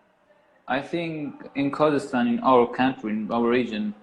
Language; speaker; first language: English; non-native, learner; Kurdish